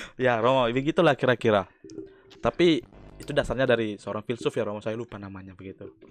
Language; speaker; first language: Indonesian; native; Indonesian